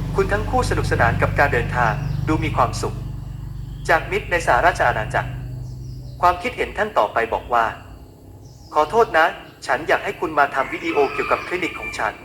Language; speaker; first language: Thai; native; Thai